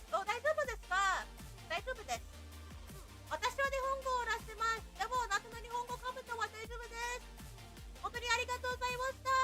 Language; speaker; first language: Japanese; non-native, learner; English